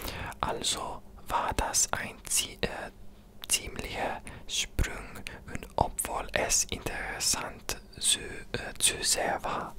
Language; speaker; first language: German; non-native, learner; English